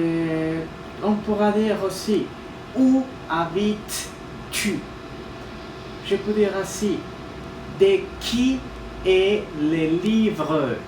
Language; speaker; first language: French; non-native, fluent; Spanish